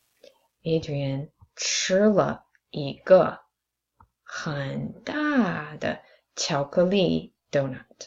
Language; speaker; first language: Chinese; non-native, fluent; English